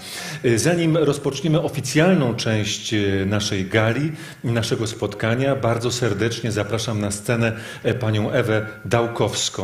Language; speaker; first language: Polish; native; Polish